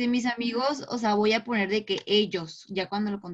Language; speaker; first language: Spanish; native; Spanish